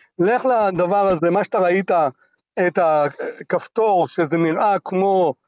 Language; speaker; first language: Hebrew; non-native, local second language; Arabic